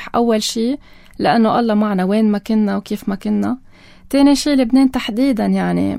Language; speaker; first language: Arabic; native; Arabic